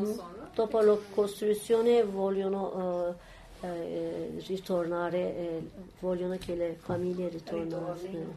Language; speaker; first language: Italian; non-native, learner; Turkish